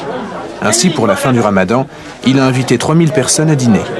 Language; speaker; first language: French; native; French